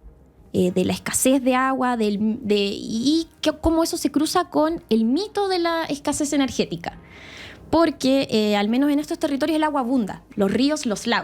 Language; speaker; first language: Spanish; native; Spanish